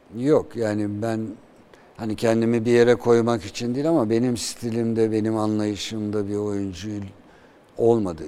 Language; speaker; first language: Turkish; native; Turkish